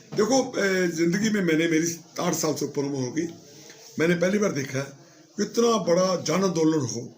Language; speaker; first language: Hindi; non-native, local second language; Punjabi